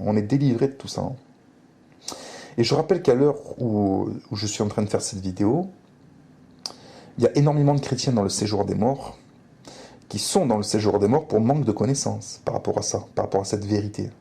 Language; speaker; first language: French; native; French